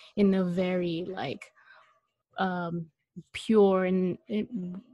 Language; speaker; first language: English; non-native, local second language; Malay